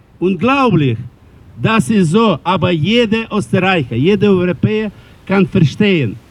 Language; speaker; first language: German; non-native, learner; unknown